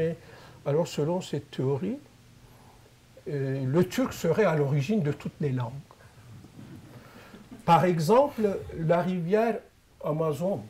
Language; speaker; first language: French; non-native, fluent; Turkish